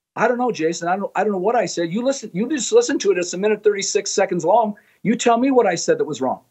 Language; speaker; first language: English; native; English